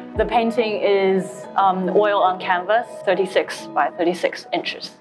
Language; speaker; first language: English; non-native, fluent; Chinese